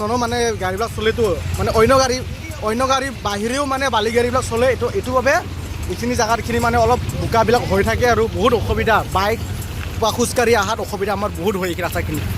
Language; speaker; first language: Assamese; non-native, local second language; Karbi